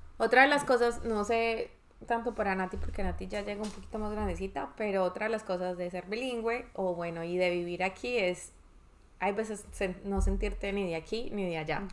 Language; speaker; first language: Spanish; native; Spanish